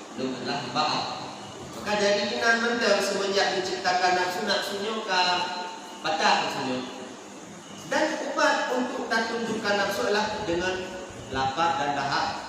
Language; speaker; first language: Malay; non-native, local second language; Achinese